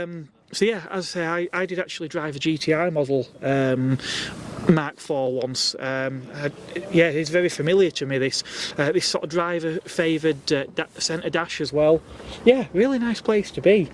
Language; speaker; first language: English; native; English